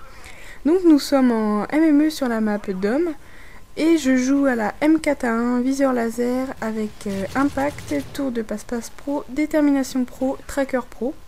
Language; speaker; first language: French; native; French